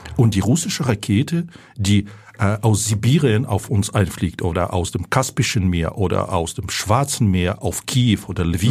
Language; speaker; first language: German; non-native, fluent; Ukrainian